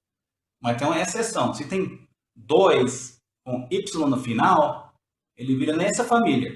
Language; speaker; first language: Portuguese; non-native, learner; English